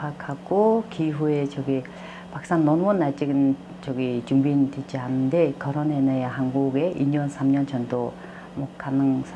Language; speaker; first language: Korean; non-native, learner; Mongolian